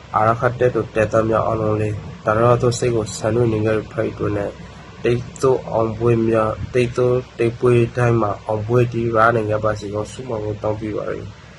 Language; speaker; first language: Burmese; native; Burmese